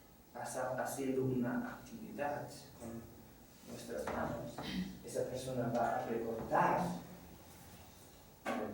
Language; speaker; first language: Spanish; non-native, fluent; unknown